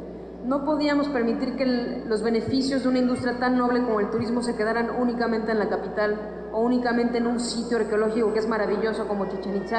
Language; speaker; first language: Spanish; native; Spanish